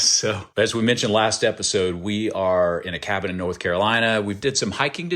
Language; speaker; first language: English; native; English